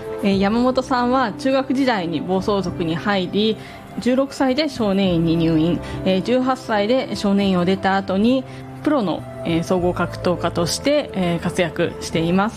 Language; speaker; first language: Japanese; native; Japanese